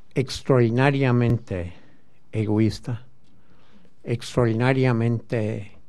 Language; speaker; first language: Spanish; non-native, fluent; English